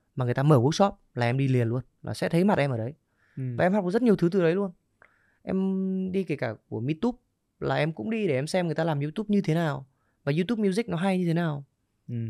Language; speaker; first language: Vietnamese; native; Vietnamese